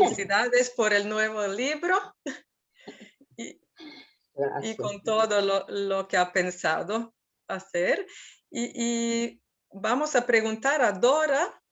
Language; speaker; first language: Spanish; non-native, fluent; Serbian